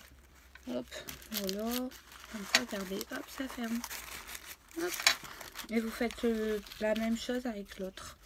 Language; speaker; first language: French; native; French